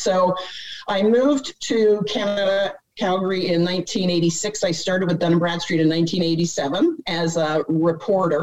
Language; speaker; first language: English; native; English